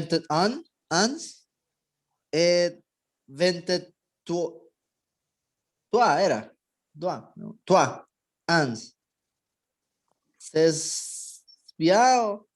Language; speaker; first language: French; non-native, learner; Spanish